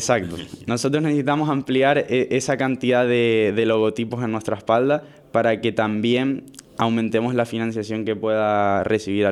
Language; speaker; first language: Spanish; native; Spanish